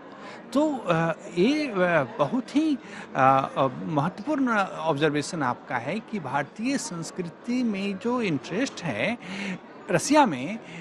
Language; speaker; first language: Hindi; native; Hindi